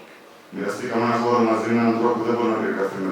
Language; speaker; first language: Greek; native; Greek